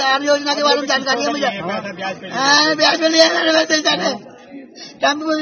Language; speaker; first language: Hindi; native; Hindi